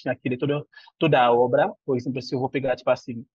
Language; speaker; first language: Portuguese; non-native, fluent; Haitian Creole